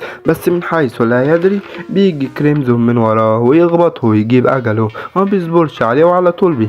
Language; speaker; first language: Arabic; native; Arabic